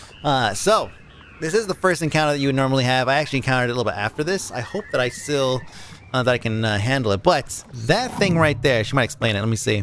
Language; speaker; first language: English; native; English